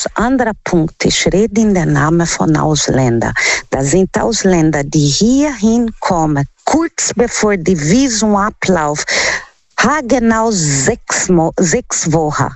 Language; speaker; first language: German; non-native, fluent; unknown